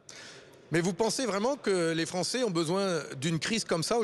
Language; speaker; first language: French; native; French